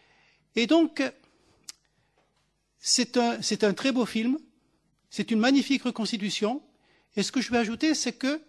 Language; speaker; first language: French; native; French